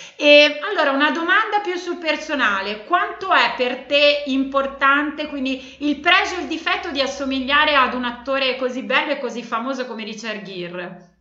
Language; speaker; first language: Italian; native; Italian